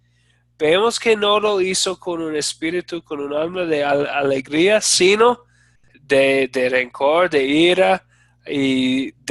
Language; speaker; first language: Spanish; non-native, fluent; English